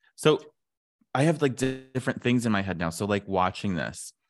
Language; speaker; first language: English; native; English